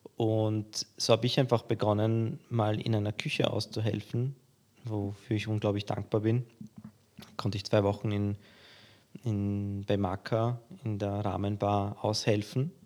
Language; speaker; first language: German; early bilingual, other home language; Polish